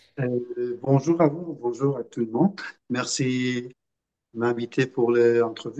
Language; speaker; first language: French; non-native, fluent; Persian